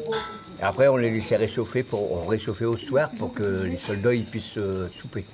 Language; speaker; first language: French; native; French